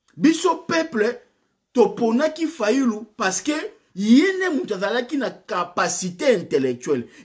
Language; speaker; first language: French; non-native, local second language; Lingala